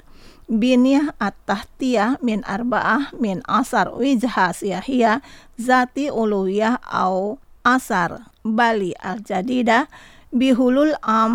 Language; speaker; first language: Arabic; non-native, fluent; Indonesian